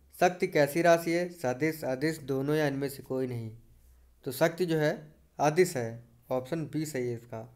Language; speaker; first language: Hindi; native; Hindi